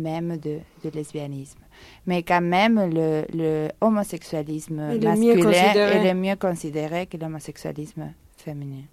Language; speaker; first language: French; non-native, fluent; Spanish